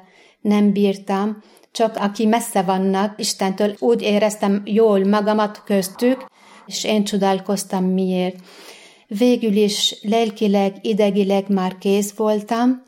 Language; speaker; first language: Hungarian; non-native, learner; Arabic